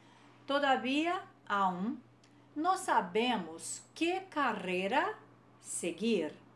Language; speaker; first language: Spanish; non-native, fluent; Portuguese